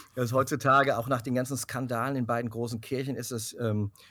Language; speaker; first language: German; native; German